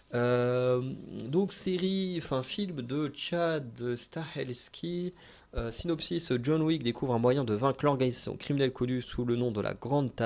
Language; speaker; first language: French; native; French